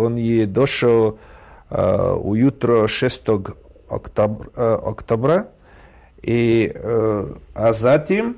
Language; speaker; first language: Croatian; non-native, fluent; Russian